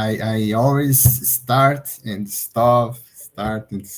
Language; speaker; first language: English; non-native, learner; Portuguese